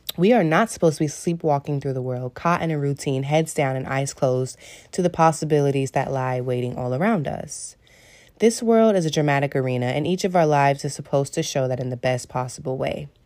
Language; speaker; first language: English; native; English